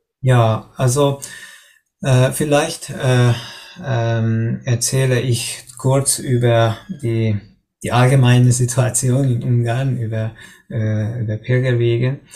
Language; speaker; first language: German; non-native, learner; Hungarian